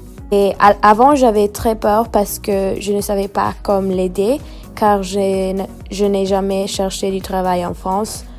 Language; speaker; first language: French; non-native, fluent; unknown